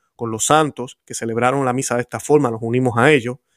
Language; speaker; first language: Spanish; native; Spanish